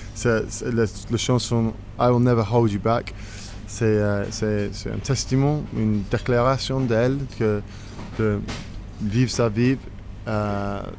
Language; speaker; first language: French; non-native, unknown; English